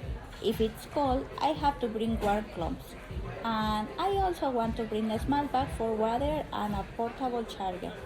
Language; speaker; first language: English; non-native, learner; Spanish